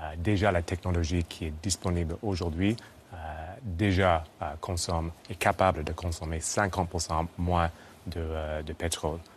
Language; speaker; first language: French; non-native, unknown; English